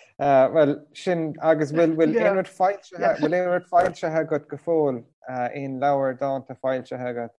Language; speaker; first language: Irish; non-native, local second language; English